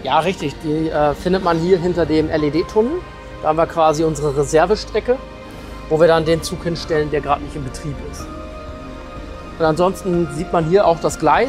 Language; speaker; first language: German; native; German